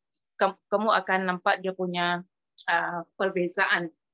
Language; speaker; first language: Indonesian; non-native, local second language; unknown